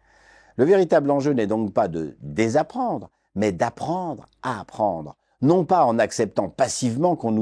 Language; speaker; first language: French; native; French